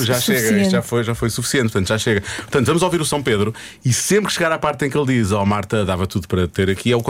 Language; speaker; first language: Portuguese; native; Portuguese